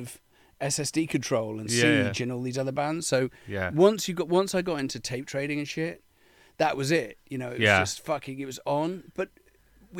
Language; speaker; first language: English; native; English